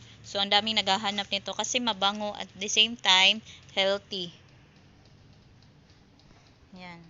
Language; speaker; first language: Filipino; native; Filipino